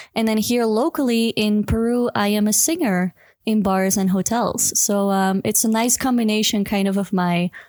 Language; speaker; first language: English; non-native, fluent; Dutch